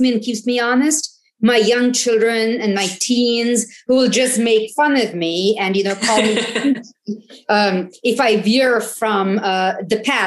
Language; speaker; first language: English; non-native, local second language; Tamil